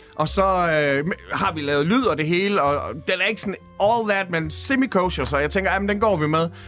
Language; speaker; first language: Danish; native; Danish